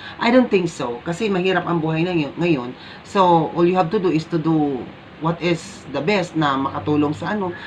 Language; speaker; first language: Filipino; native; Filipino